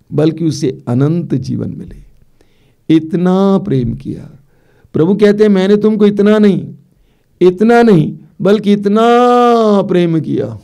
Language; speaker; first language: Hindi; native; Hindi